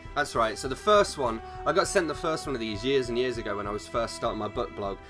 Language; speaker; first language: English; native; English